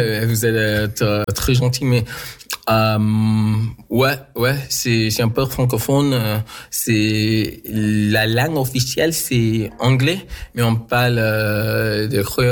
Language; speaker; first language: French; non-native, learner; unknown